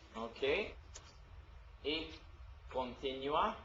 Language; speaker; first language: Spanish; non-native, learner; English